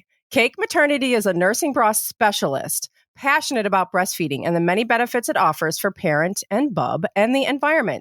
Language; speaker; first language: English; native; English